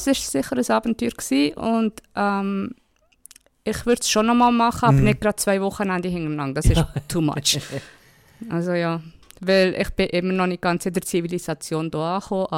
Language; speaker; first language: German; native; German